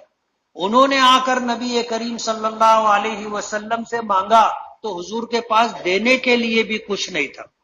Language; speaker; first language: Urdu; native; Urdu